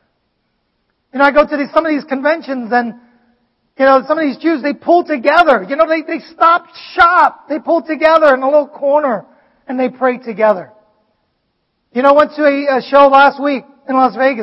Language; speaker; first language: English; non-native, fluent; Vietnamese